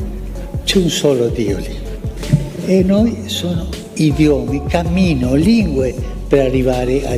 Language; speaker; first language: Italian; non-native, fluent; Spanish